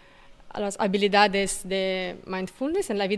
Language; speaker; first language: Spanish; non-native, fluent; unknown